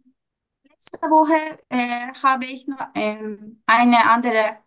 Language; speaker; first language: German; non-native, learner; Turkish